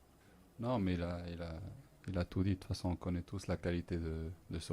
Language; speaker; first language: French; non-native, local second language; Arabic